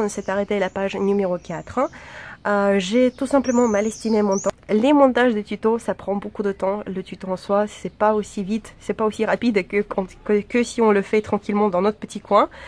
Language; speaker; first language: French; non-native, fluent; Russian